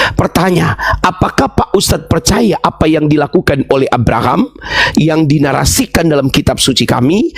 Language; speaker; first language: Indonesian; native; Indonesian